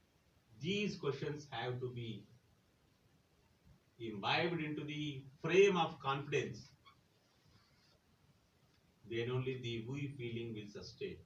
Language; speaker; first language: English; non-native, local second language; Telugu